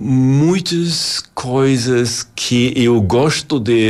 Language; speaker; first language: Portuguese; non-native, learner; German